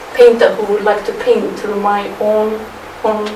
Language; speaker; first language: English; non-native, fluent; Turkish